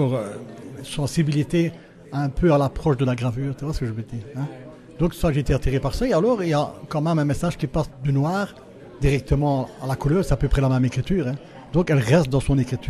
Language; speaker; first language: French; native; French